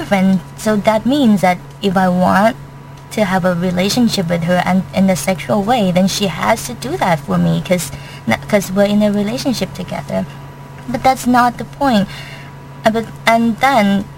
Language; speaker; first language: English; non-native, fluent; Thai